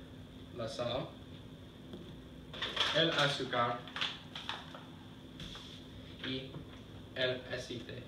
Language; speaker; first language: Spanish; non-native, learner; English